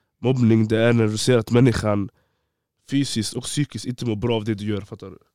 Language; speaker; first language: Swedish; early bilingual, other home language; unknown